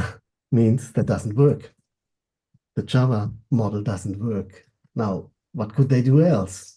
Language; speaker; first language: English; non-native, fluent; German